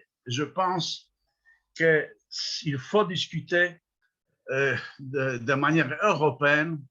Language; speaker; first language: French; non-native, fluent; Polish